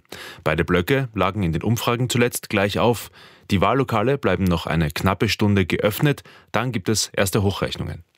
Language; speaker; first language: German; native; German